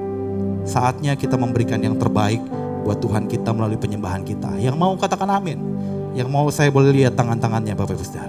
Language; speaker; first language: Indonesian; native; Indonesian